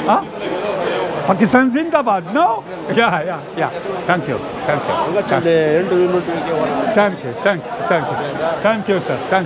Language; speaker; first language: English; non-native, learner; Arabic